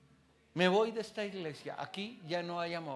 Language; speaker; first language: Spanish; native; Spanish